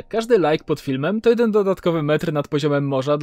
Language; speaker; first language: Polish; native; Polish